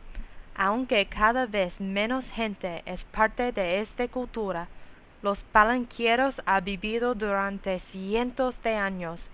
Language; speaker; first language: Spanish; non-native, learner; English